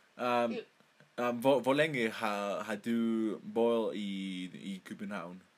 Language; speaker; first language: Danish; non-native, learner; Spanish